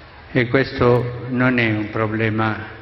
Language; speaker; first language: Italian; non-native, fluent; Spanish